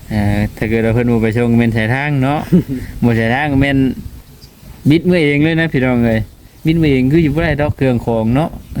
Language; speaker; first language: Thai; native; Thai